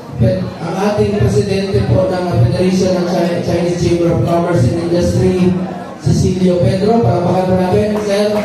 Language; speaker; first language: Filipino; non-native, local second language; Cebuano